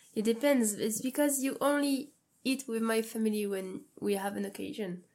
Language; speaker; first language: English; non-native, learner; French